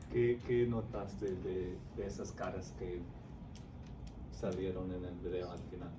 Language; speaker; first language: Spanish; non-native, fluent; English